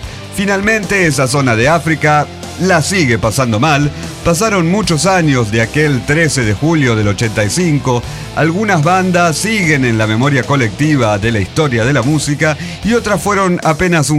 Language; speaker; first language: Spanish; native; Spanish